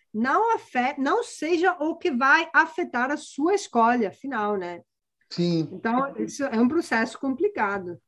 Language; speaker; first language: Portuguese; non-native, fluent; Italian